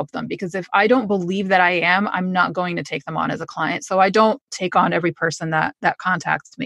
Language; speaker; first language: English; native; English